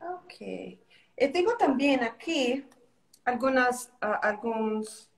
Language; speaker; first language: Spanish; non-native, learner; Portuguese